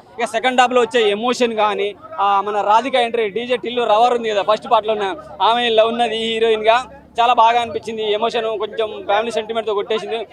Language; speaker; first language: Telugu; native; Telugu